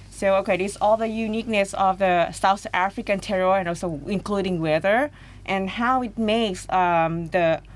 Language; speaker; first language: English; non-native, fluent; Thai